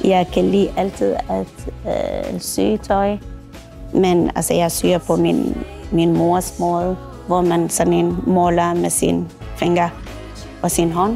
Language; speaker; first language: Danish; non-native, fluent; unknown